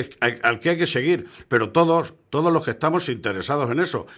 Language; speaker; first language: Spanish; native; Spanish